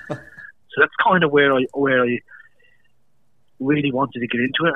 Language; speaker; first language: English; native; English